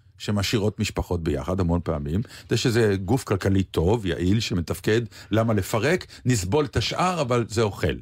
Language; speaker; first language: Hebrew; native; Hebrew